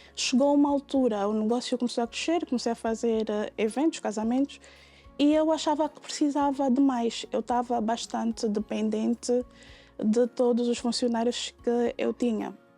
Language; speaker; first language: Portuguese; native; Portuguese